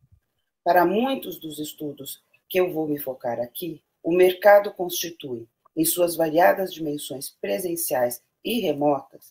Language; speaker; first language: Portuguese; native; Portuguese